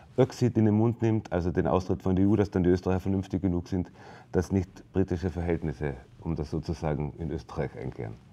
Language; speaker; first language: German; native; German